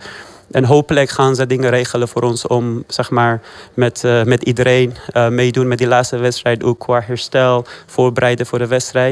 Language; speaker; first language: Dutch; non-native, fluent; Persian